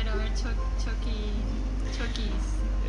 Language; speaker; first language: Turkish; non-native, learner; Spanish